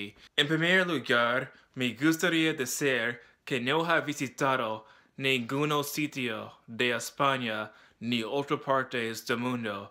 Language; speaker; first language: Spanish; non-native, learner; English